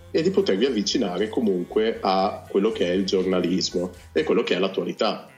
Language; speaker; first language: Italian; native; Italian